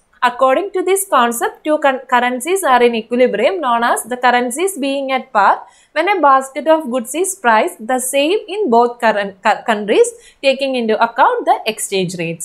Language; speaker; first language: English; non-native, local second language; Malayalam